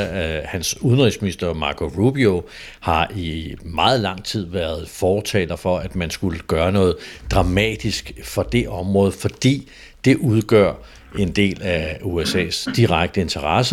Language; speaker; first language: Danish; native; Danish